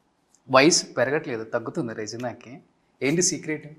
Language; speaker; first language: Telugu; native; Telugu